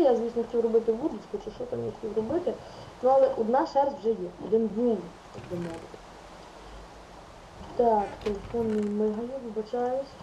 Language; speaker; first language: Ukrainian; native; Ukrainian